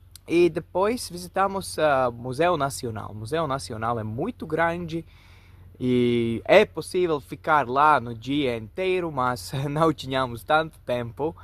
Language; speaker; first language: Portuguese; non-native, fluent; Latvian